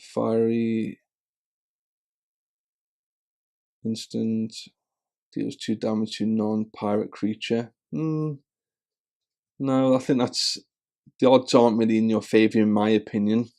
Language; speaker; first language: English; native; English